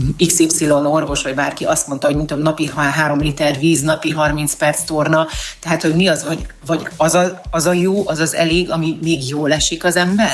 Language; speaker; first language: Hungarian; native; Hungarian